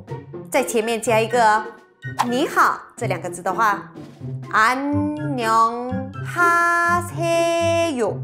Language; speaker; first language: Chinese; non-native, fluent; Korean